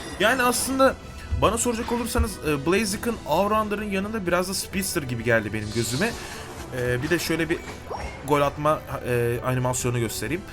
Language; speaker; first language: Turkish; native; Turkish